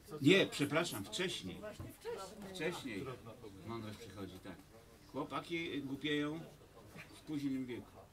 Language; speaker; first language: Polish; native; Polish